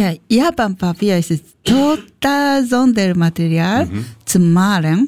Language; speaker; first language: German; non-native, learner; Japanese